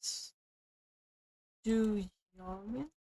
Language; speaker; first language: German; non-native, learner; English